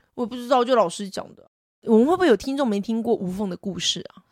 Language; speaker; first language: Chinese; non-native, local second language; Min Nan Chinese